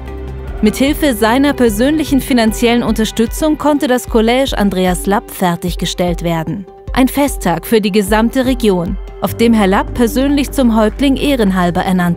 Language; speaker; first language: German; native; German